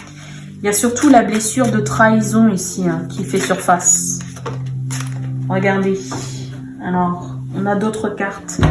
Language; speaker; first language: French; native; French